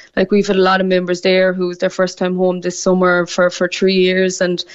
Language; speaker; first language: English; native; English